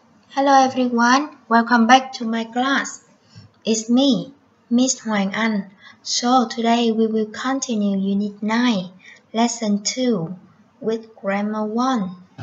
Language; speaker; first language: English; non-native, fluent; Vietnamese